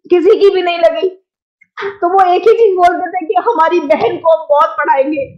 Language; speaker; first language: Hindi; native; Hindi